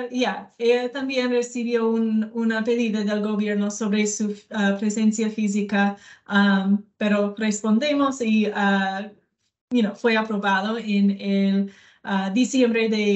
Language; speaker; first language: Spanish; non-native, fluent; English